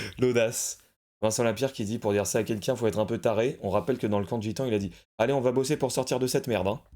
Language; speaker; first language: French; native; French